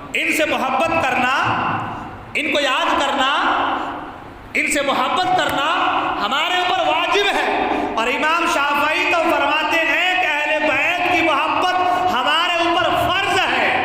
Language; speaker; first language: Urdu; native; Urdu